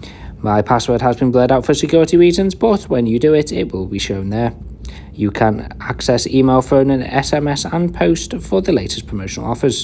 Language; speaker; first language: English; native; English